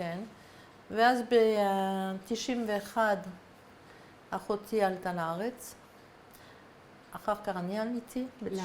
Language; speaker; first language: Hebrew; non-native, fluent; French